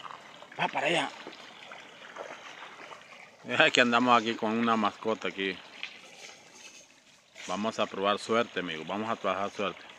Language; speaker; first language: Spanish; native; Spanish